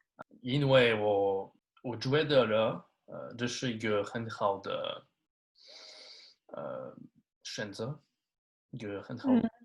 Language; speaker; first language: Chinese; non-native, learner; French